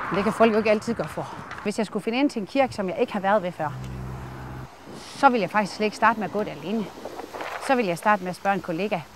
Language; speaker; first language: Danish; native; Danish